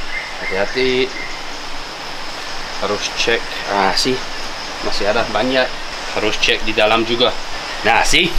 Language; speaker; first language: Indonesian; non-native, fluent; English